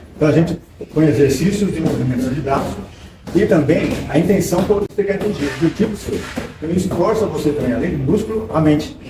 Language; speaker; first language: Portuguese; native; Portuguese